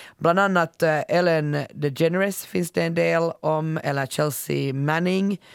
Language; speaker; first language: Swedish; native; Swedish